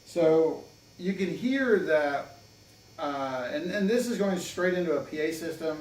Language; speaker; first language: English; native; English